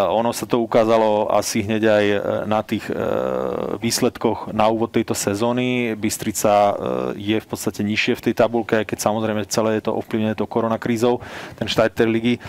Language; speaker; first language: Slovak; native; Slovak